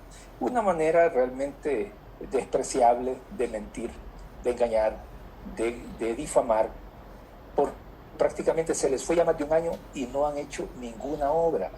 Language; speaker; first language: Spanish; native; Spanish